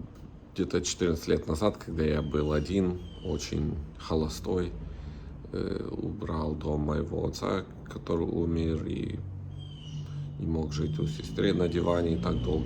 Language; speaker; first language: Russian; early bilingual, heritage; Russian